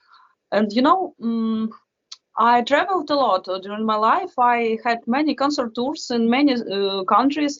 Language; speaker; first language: English; non-native, fluent; Russian